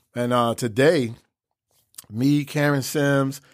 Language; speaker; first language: English; native; English